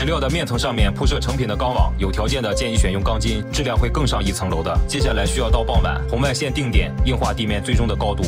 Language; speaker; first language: Chinese; native; Chinese